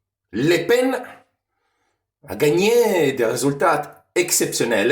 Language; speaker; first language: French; non-native, fluent; Italian